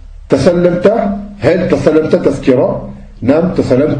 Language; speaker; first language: Arabic; non-native, fluent; French